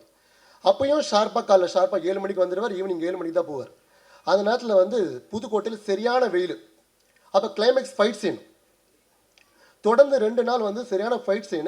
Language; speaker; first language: Tamil; native; Tamil